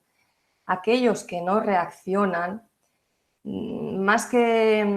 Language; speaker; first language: Spanish; native; Spanish